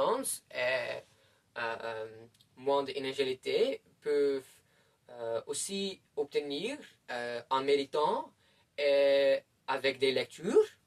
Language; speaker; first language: French; non-native, learner; Dutch